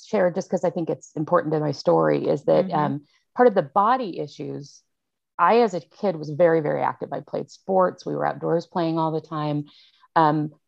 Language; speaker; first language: English; native; English